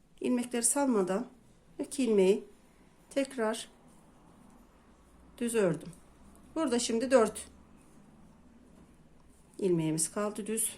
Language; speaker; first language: Turkish; native; Turkish